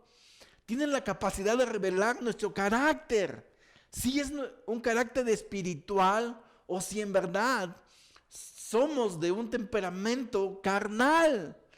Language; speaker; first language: Spanish; native; Spanish